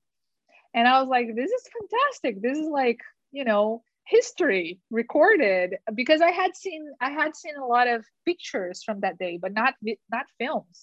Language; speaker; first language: English; non-native, fluent; Portuguese